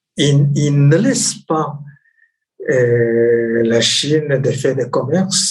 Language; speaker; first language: French; non-native, fluent; Chinese